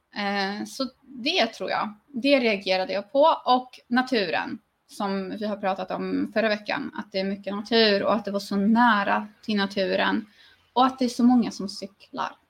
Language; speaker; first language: Swedish; early bilingual, other home language; Polish